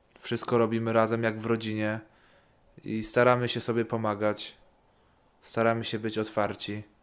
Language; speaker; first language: Polish; early bilingual, heritage; Polish